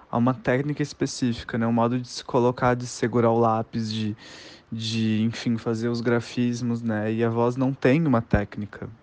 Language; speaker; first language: Portuguese; native; Portuguese